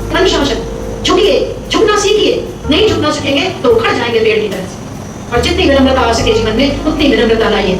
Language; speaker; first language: Hindi; native; Hindi